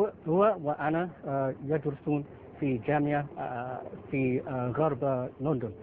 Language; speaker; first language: Arabic; non-native, learner; Filipino